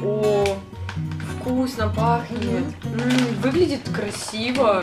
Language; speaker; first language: Russian; native; Russian